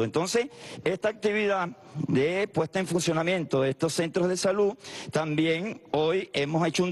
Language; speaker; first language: Spanish; native; Spanish